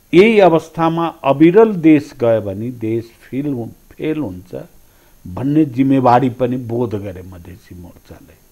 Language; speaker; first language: Nepali; non-native, local second language; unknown